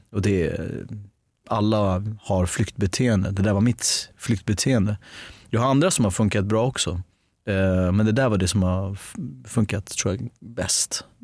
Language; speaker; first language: Swedish; early bilingual, other home language; Armenian